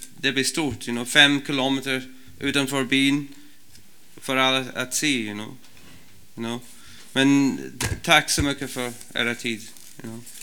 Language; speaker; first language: Swedish; non-native, learner; English